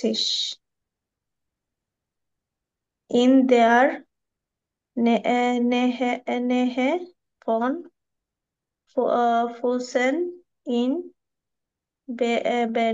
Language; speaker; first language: German; non-native, learner; Bangla